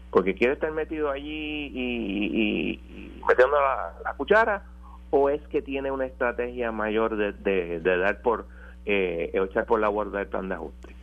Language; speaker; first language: Spanish; native; Spanish